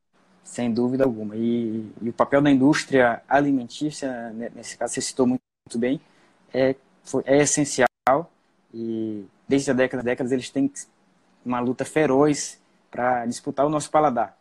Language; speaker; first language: Portuguese; native; Portuguese